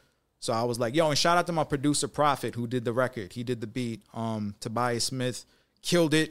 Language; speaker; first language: English; native; English